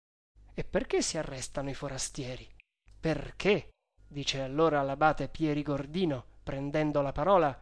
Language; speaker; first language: Italian; native; Italian